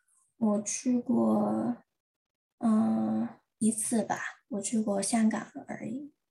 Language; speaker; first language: Chinese; early bilingual, heritage; Chinese